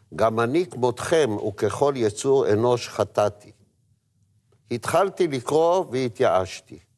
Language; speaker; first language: Hebrew; native; Hebrew